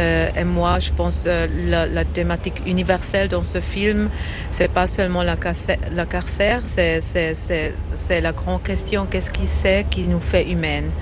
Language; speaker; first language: French; non-native, fluent; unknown